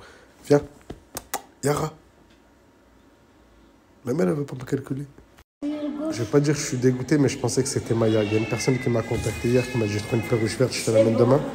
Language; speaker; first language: French; native; French